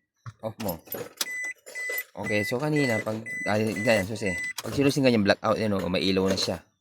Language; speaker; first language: Filipino; native; Filipino